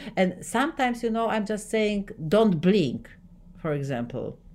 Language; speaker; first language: English; non-native, fluent; Polish